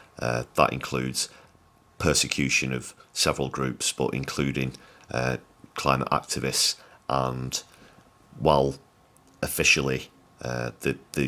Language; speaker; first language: English; native; English